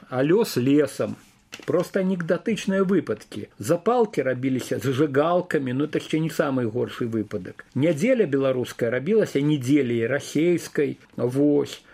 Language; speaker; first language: Belarusian; native; Belarusian